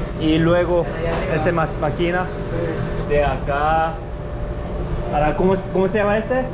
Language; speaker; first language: Spanish; non-native, learner; Korean